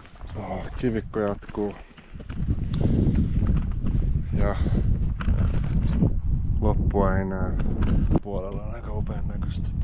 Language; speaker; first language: Finnish; native; Finnish